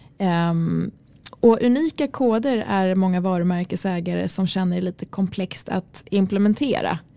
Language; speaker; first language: Swedish; early bilingual, other home language; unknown